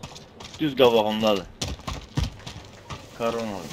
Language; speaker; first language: Russian; non-native, learner; Azerbaijani